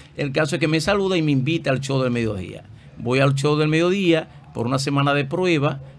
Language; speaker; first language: Spanish; native; Spanish